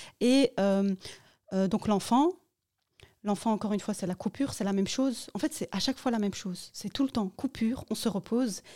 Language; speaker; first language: French; early bilingual, other home language; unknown